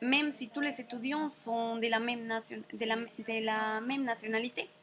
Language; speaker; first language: French; non-native, learner; Spanish